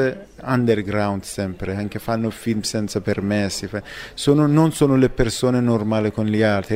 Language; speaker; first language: Italian; non-native, fluent; Persian